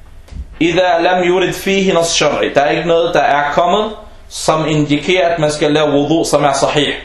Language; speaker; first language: Danish; non-native, fluent; Arabic